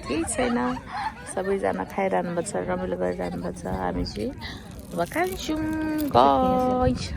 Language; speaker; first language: Nepali; non-native, local second language; Gurung